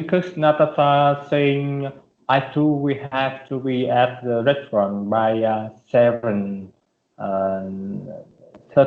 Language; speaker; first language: English; non-native, learner; Vietnamese